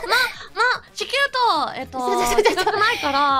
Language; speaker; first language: Japanese; non-native, learner; English